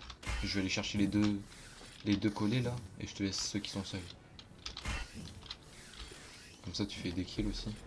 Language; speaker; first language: French; native; French